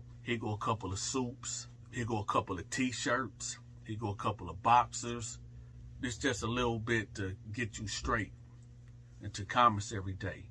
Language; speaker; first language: English; native; English